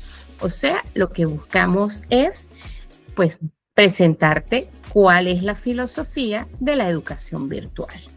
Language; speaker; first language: Spanish; native; Spanish